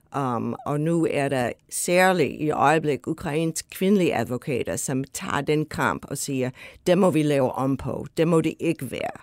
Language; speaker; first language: Danish; non-native, fluent; English